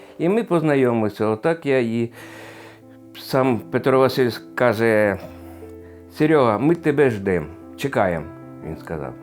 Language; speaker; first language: Ukrainian; native; Ukrainian